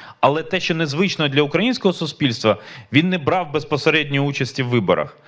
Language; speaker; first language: Ukrainian; native; Ukrainian